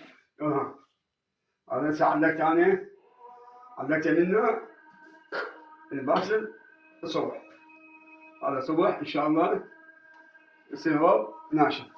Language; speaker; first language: Arabic; native; Arabic